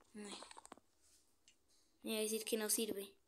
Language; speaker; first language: Spanish; native; Spanish